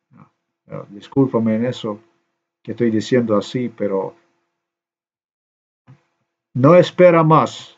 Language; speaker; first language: Spanish; non-native, learner; Slovenian